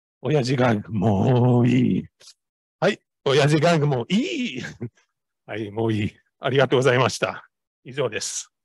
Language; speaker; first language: Japanese; non-native, learner; English